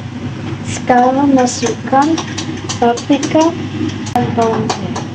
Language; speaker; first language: Indonesian; early bilingual, heritage; Indonesian